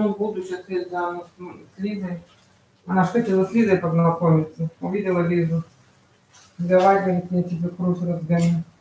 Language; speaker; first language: Russian; native; Russian